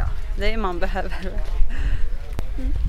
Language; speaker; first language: Swedish; non-native, learner; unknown